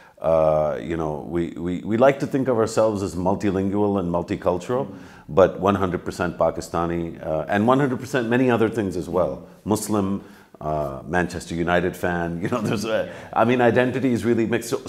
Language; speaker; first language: English; early bilingual, other home language; Urdu